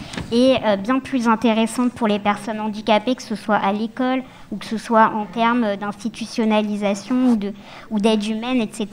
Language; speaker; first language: French; native; French